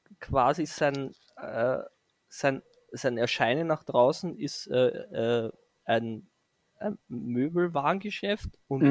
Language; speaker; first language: German; native; German